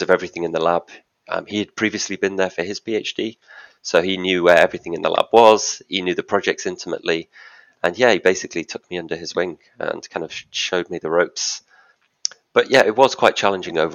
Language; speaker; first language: English; native; English